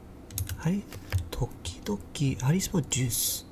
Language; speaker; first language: Japanese; non-native, learner; English